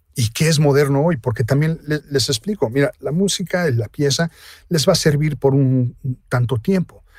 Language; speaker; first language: Spanish; native; Spanish